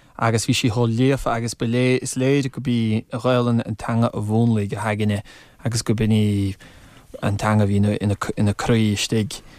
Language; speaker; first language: Irish; non-native, fluent; English